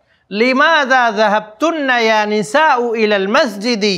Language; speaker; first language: Arabic; non-native, fluent; Urdu